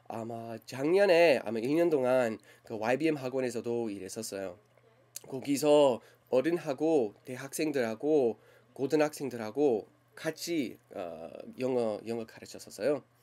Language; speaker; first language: Korean; non-native, learner; English